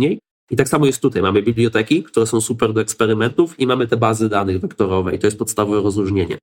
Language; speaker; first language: Polish; native; Polish